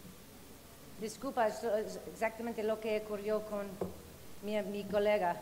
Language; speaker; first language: Spanish; non-native, fluent; English